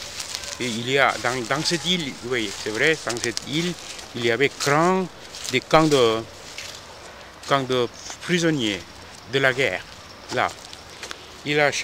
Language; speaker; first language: French; non-native, fluent; Korean